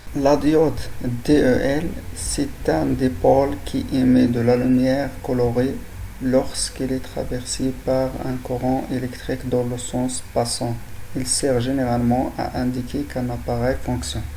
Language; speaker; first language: French; non-native, local second language; Arabic